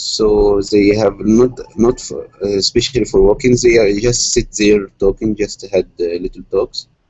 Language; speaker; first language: English; non-native, learner; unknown